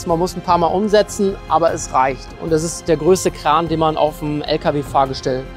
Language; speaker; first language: German; native; German